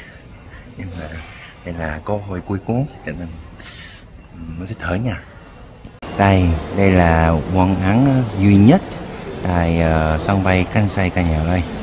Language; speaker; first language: Vietnamese; non-native, learner; Korean